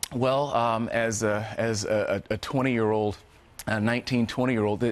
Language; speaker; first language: English; native; English